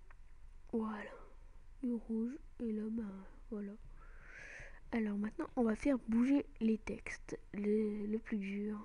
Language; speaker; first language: French; native; French